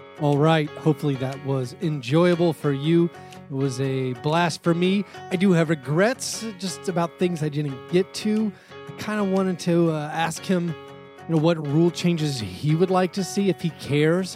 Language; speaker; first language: English; native; English